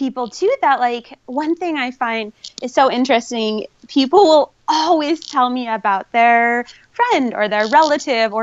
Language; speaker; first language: English; native; English